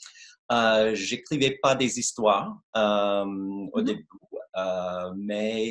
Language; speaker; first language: French; non-native, fluent; English